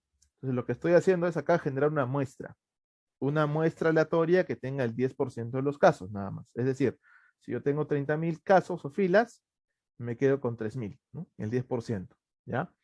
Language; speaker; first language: Spanish; native; Spanish